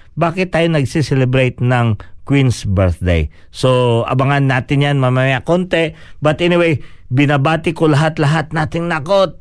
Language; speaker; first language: Filipino; non-native, local second language; Cebuano